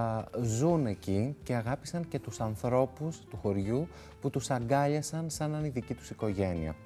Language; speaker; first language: Greek; native; Greek